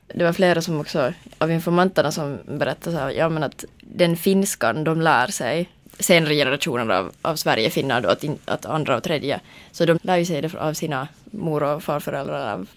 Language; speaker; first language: Swedish; native; Swedish